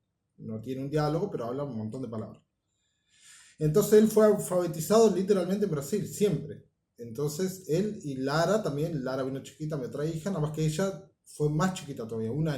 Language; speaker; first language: Spanish; native; Spanish